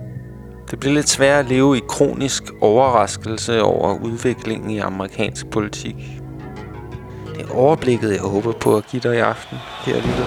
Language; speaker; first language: Danish; native; Danish